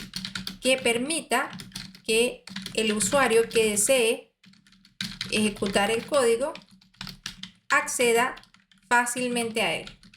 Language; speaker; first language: Spanish; native; Spanish